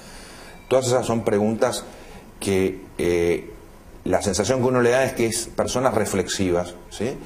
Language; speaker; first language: Spanish; native; Spanish